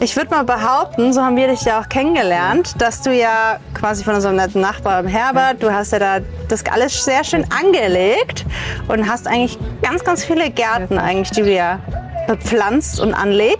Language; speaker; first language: German; native; German